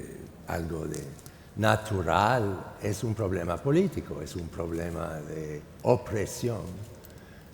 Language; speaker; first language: Spanish; non-native, fluent; English